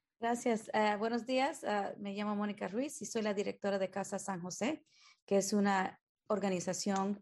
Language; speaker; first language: Spanish; early bilingual, heritage; Spanish